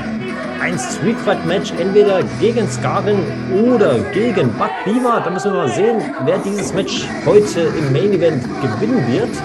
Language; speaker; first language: German; native; German